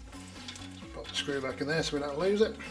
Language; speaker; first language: English; native; English